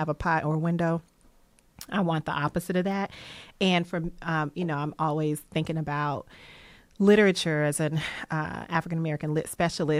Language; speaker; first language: English; native; English